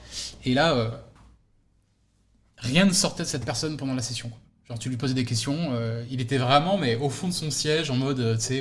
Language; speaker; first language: French; native; French